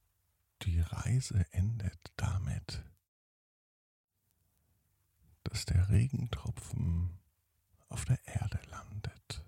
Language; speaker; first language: German; native; German